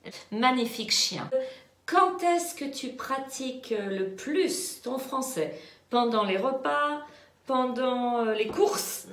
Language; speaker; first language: French; native; French